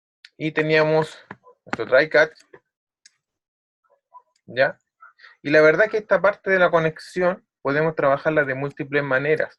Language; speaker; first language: Spanish; native; Spanish